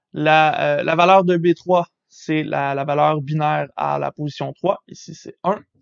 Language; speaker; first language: French; native; French